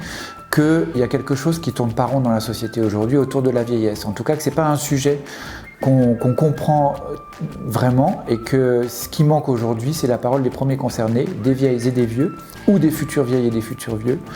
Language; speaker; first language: French; native; French